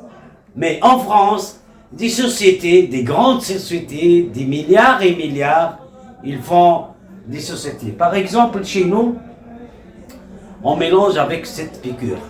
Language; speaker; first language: French; non-native, local second language; Arabic